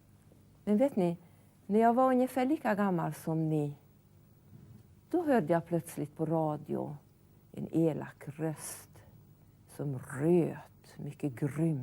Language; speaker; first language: Swedish; non-native, fluent; Hungarian